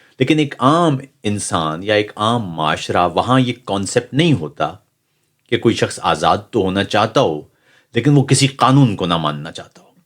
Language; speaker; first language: Urdu; native; Urdu